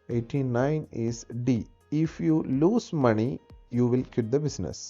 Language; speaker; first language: English; non-native, local second language; Malayalam